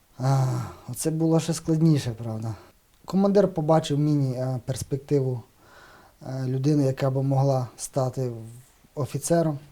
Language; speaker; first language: Ukrainian; native; Ukrainian